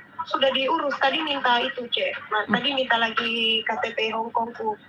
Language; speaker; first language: Indonesian; native; Indonesian